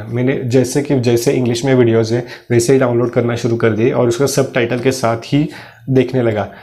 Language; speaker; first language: Hindi; non-native, local second language; Marathi